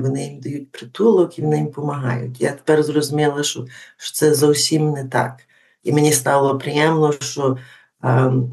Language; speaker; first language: Ukrainian; early bilingual, heritage; Ukrainian